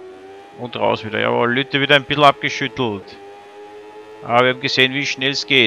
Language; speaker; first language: German; native; German